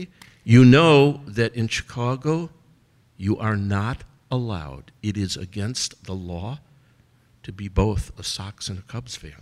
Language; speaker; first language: English; native; English